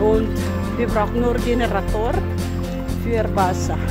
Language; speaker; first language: German; non-native, learner; Filipino